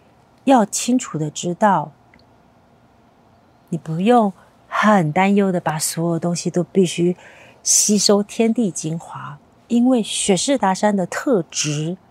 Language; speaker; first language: Chinese; native; Chinese